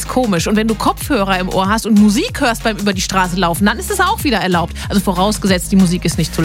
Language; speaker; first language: German; native; German